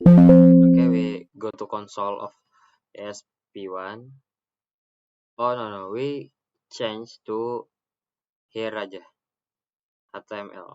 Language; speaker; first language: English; non-native, learner; Indonesian